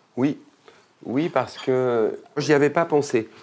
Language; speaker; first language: French; native; French